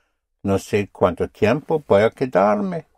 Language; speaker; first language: Spanish; non-native, fluent; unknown